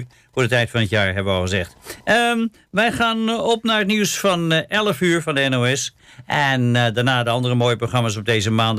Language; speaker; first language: Dutch; native; Dutch